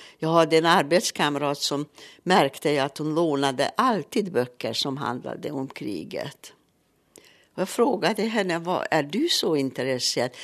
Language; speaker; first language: Swedish; native; Swedish